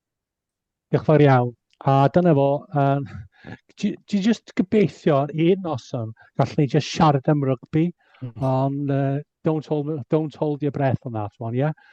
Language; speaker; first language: Welsh; native; Welsh